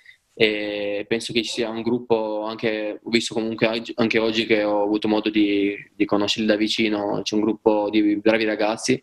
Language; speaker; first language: Italian; native; Italian